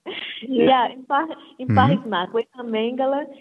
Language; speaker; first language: Dutch; non-native, fluent; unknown